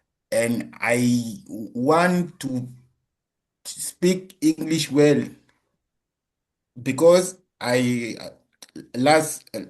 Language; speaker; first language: English; non-native, learner; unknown